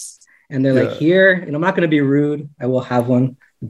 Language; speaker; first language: English; native; English